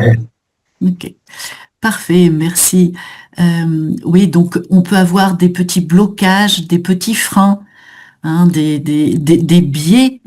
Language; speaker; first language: French; native; French